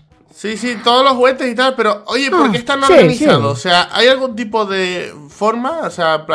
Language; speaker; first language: Spanish; native; Spanish